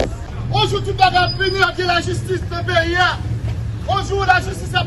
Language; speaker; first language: Haitian Creole; native; Haitian Creole